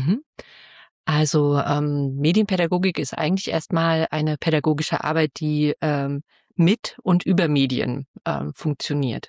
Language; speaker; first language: German; native; German